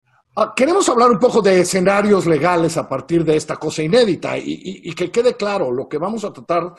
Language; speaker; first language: Spanish; native; Spanish